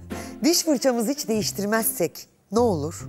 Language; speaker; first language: Turkish; native; Turkish